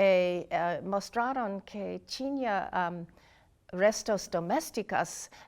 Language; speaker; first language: Portuguese; non-native, learner; English